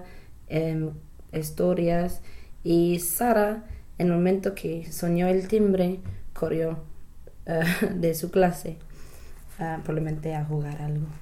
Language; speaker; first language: Spanish; non-native, learner; English